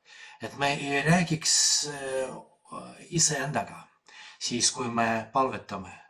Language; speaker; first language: Estonian; non-native, fluent; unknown